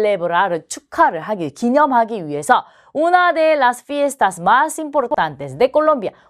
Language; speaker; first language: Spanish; non-native, fluent; Korean